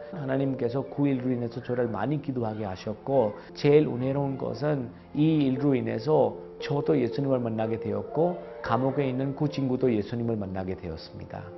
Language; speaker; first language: Korean; non-native, fluent; Hindi